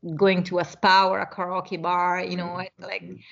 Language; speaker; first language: English; non-native, fluent; Italian